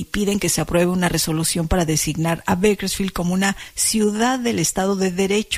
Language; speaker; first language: Spanish; native; Spanish